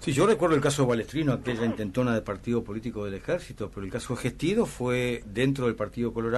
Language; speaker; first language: Spanish; native; Spanish